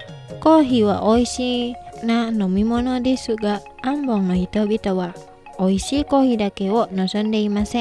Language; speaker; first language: Japanese; non-native, fluent; Indonesian